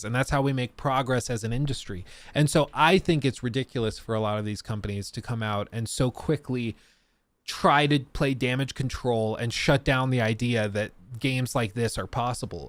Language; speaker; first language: English; native; English